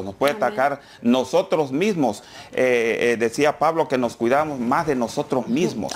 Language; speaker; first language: Spanish; native; Spanish